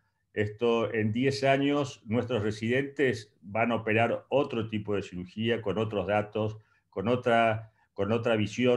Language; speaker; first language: Spanish; native; Spanish